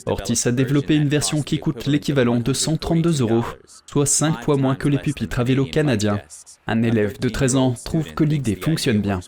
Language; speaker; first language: French; native; French